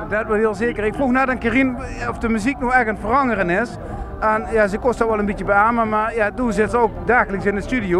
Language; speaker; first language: Dutch; native; Dutch